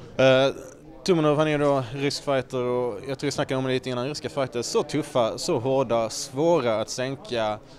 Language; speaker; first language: Swedish; native; Swedish